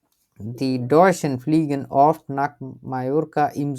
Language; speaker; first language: German; non-native, learner; Bangla